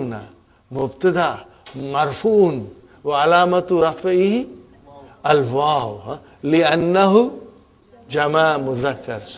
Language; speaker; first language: Arabic; non-native, fluent; Urdu